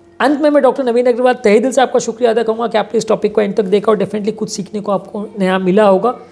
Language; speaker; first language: Hindi; native; Hindi